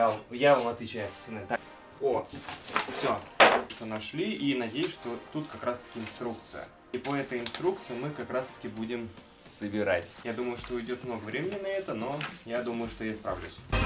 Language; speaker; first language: Russian; native; Russian